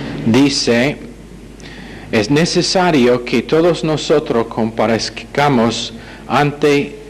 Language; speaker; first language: Spanish; non-native, fluent; English